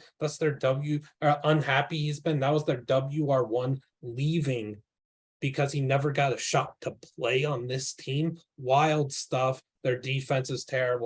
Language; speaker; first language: English; native; English